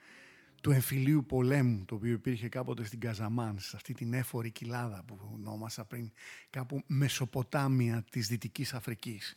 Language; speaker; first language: Greek; native; Greek